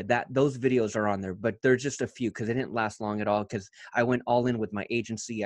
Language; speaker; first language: English; native; English